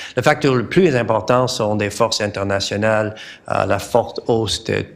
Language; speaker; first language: French; non-native, learner; English